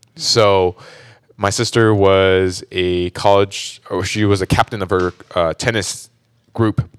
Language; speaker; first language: English; native; English